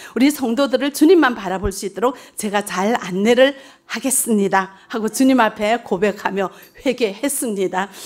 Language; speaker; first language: Korean; early bilingual, heritage; Korean